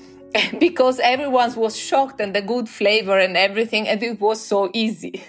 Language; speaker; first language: English; non-native, fluent; Italian